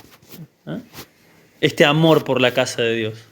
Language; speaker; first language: Spanish; native; Spanish